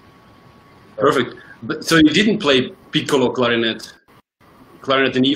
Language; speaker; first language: English; non-native, fluent; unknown